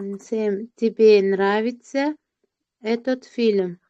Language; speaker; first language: Russian; non-native, learner; Uzbek